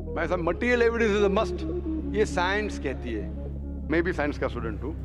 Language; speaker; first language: Hindi; non-native, local second language; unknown